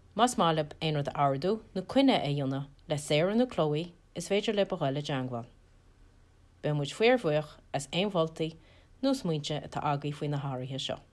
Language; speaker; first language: Irish; native; Irish